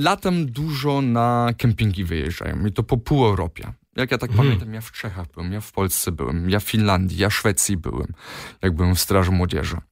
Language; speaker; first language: Polish; early bilingual, heritage; Polish